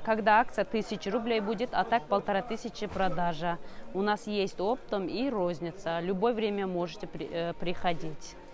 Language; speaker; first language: Russian; non-native, learner; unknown